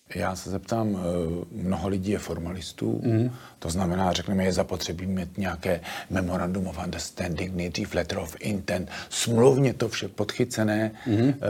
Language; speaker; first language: Czech; native; Czech